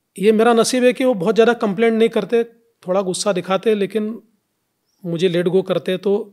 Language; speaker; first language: Hindi; non-native, local second language; Marathi